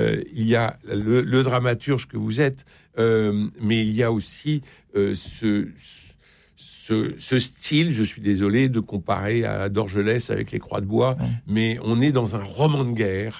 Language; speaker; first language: French; native; French